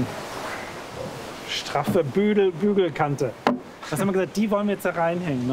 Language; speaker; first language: German; native; German